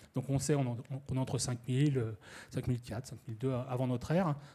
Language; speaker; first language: French; native; French